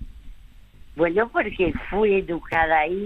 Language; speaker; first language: Spanish; early bilingual, other home language; French